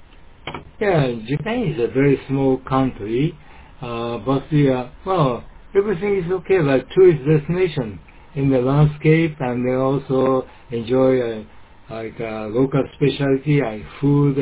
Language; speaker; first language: English; non-native, learner; Japanese